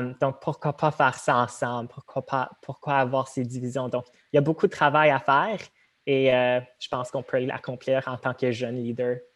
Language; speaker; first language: French; non-native, local second language; Tamil